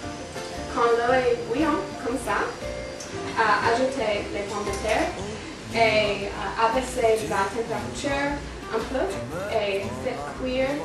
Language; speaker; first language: French; non-native, learner; English